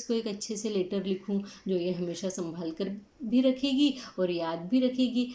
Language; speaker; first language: Hindi; non-native, local second language; Marathi